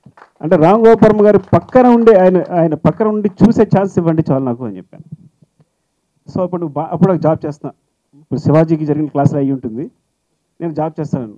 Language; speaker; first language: Telugu; native; Telugu